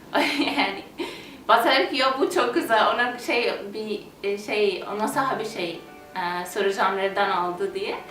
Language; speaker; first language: Turkish; non-native, learner; Arabic